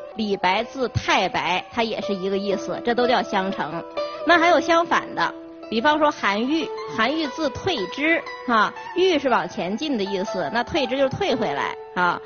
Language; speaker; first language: Chinese; native; Chinese